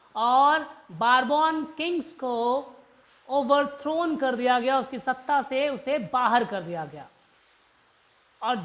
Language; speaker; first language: Hindi; native; Hindi